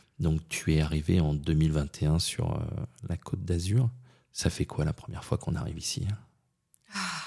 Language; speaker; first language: French; native; French